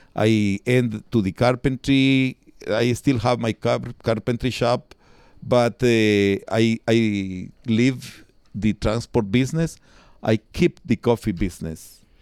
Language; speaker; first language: English; non-native, learner; Spanish